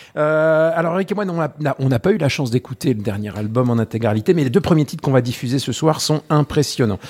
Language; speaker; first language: French; native; French